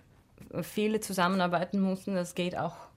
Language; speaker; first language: German; non-native, fluent; Russian